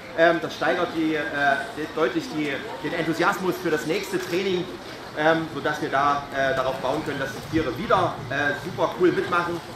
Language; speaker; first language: German; native; German